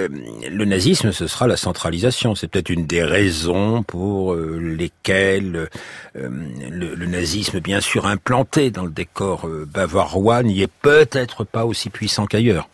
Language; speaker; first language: French; native; French